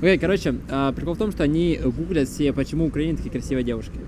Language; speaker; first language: Russian; native; Russian